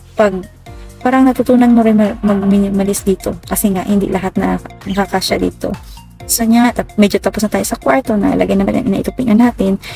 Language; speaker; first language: Filipino; native; Filipino